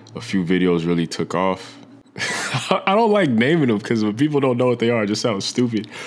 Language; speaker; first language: English; native; English